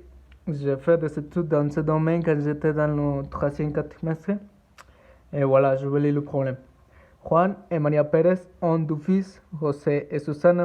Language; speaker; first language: French; non-native, learner; Spanish